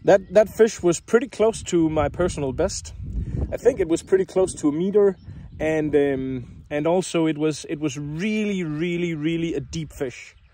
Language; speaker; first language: English; non-native, fluent; Danish